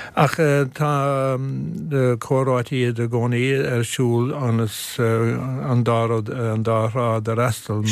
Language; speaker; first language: Irish; native; Irish